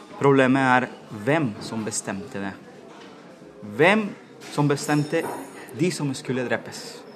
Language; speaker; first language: Norwegian; non-native, fluent; Spanish